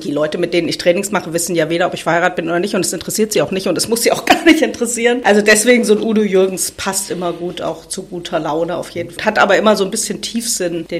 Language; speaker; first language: German; native; German